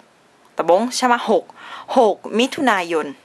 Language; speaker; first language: Portuguese; non-native, learner; Thai